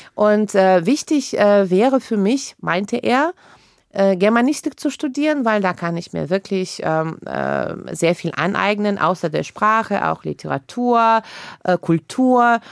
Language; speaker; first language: German; non-native, fluent; Russian